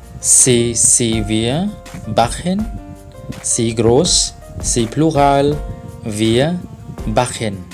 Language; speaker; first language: German; non-native, fluent; Thai